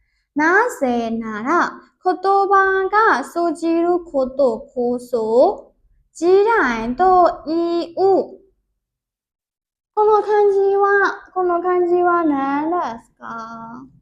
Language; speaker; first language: Japanese; non-native, learner; Burmese